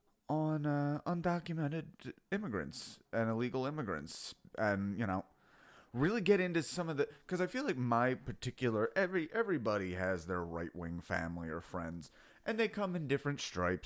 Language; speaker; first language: English; native; English